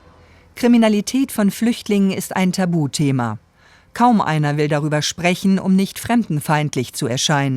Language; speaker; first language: German; native; German